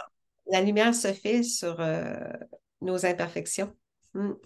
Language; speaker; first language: French; native; French